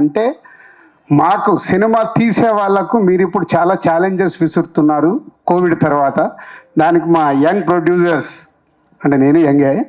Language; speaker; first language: Telugu; native; Telugu